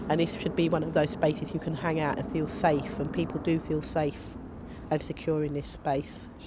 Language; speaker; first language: English; native; English